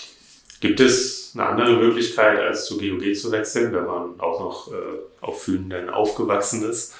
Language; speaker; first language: German; native; German